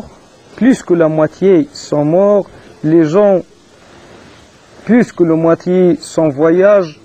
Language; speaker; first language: French; non-native, learner; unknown